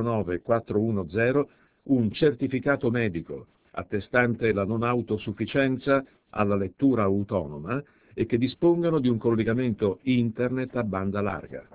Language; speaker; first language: Italian; native; Italian